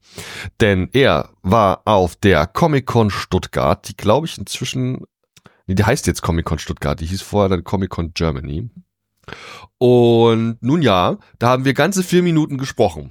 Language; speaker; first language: German; native; German